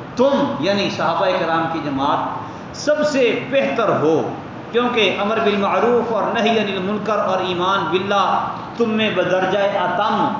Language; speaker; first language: Urdu; non-native, local second language; Punjabi